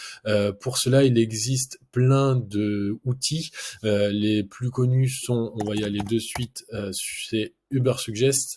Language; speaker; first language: French; native; French